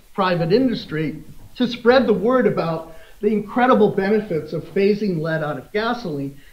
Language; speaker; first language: English; native; English